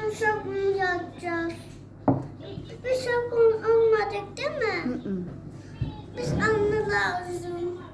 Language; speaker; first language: Turkish; early bilingual, heritage; Turkish